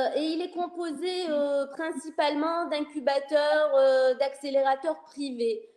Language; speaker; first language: French; non-native, local second language; Arabic